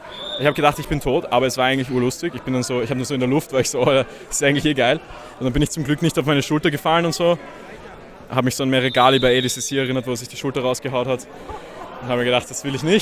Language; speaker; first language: German; native; German